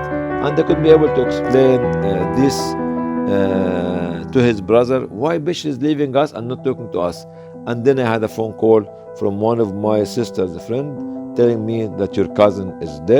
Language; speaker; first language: English; non-native, fluent; Arabic